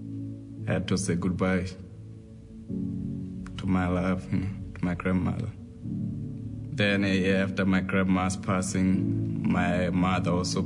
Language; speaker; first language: English; non-native, local second language; Southern Sotho